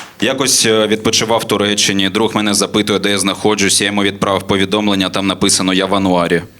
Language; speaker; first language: Ukrainian; non-native, local second language; Russian